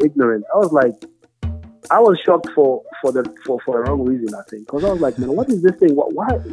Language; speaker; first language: English; non-native, local second language; Zulu